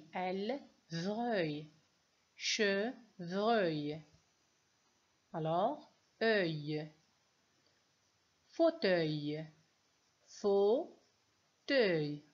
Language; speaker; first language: French; non-native, local second language; Arabic